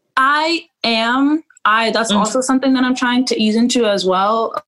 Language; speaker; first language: English; native; English